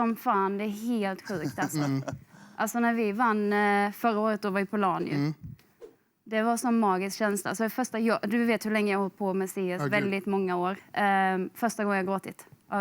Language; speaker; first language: Swedish; native; Swedish